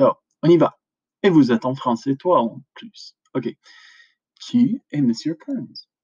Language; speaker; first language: French; non-native, fluent; English